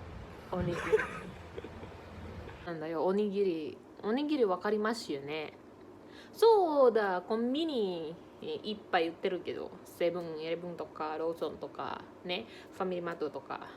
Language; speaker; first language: Japanese; non-native, learner; Indonesian